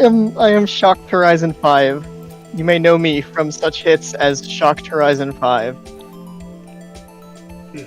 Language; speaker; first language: English; native; English